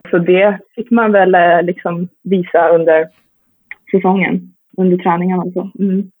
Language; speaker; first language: Swedish; native; Swedish